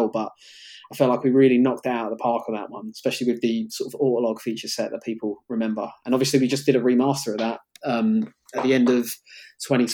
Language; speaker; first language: English; native; English